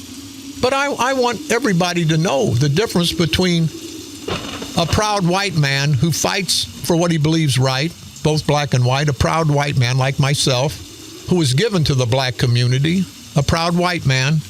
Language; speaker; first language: English; native; English